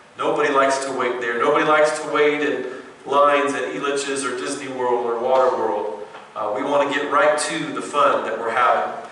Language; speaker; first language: English; native; English